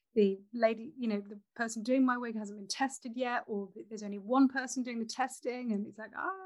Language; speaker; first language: English; native; English